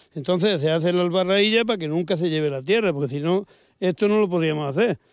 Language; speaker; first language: Spanish; native; Spanish